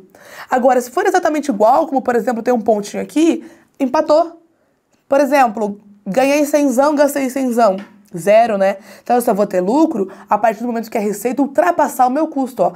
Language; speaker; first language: Portuguese; native; Portuguese